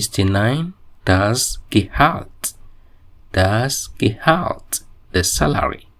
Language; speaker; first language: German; non-native, fluent; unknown